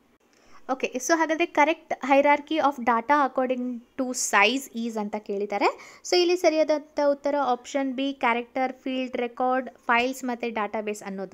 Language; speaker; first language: Kannada; native; Kannada